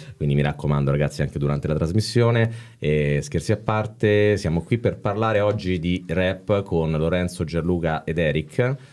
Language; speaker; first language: Italian; native; Italian